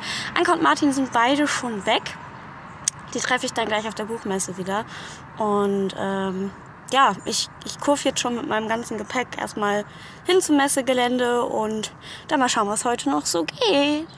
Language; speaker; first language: German; native; German